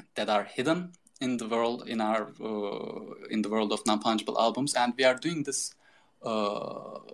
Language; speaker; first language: English; non-native, fluent; Turkish